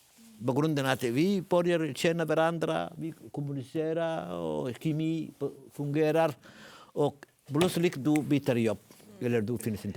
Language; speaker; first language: Swedish; non-native, learner; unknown